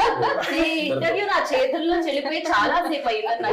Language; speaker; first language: Telugu; native; Telugu